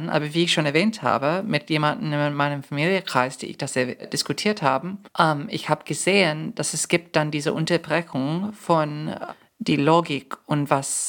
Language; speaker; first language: German; non-native, fluent; English